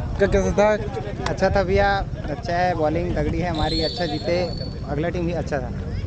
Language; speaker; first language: Hindi; native; Hindi